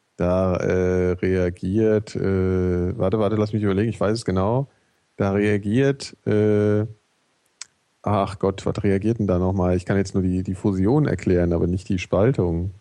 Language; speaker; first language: German; native; German